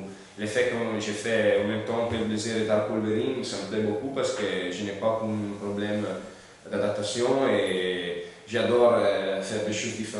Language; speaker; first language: French; non-native, learner; Italian